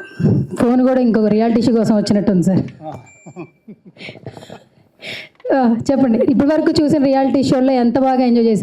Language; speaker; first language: Telugu; native; Telugu